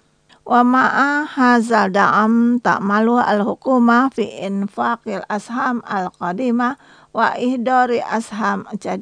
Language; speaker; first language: Arabic; non-native, fluent; Indonesian